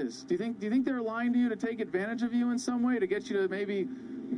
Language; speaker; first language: English; native; English